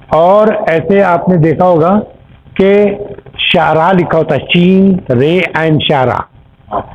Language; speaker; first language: Urdu; native; Urdu